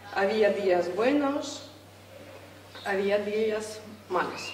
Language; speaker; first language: Spanish; non-native, fluent; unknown